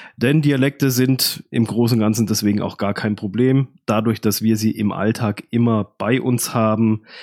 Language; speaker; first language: German; native; German